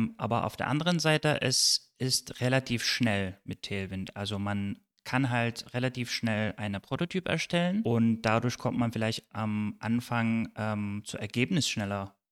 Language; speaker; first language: German; non-native, fluent; Turkish